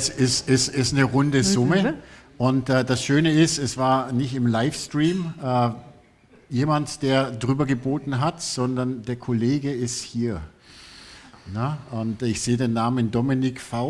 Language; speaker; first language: German; native; German